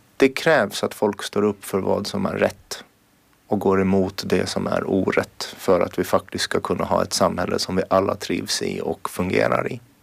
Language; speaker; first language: Swedish; native; Swedish